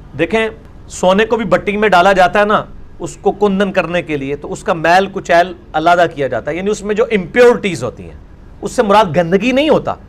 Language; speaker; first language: Urdu; non-native, local second language; Punjabi